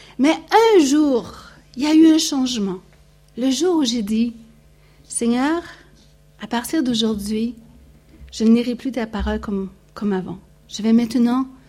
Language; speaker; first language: French; native; French